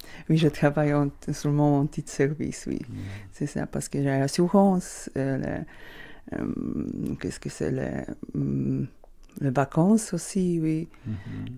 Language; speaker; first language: French; non-native, learner; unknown